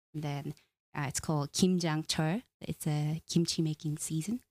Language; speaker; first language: English; non-native, fluent; Korean